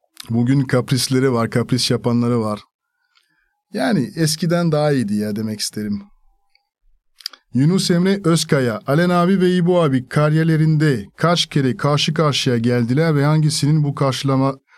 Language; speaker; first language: Turkish; non-native, fluent; French